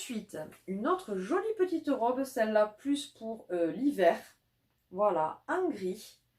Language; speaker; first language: French; native; French